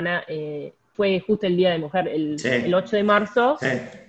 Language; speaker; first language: Spanish; native; Spanish